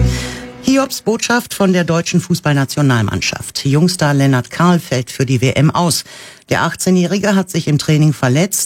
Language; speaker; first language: German; native; German